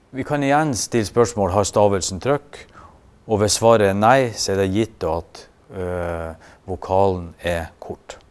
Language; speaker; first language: Norwegian; native; Norwegian